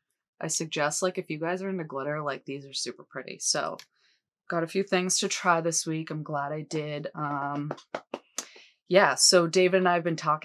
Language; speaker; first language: English; native; English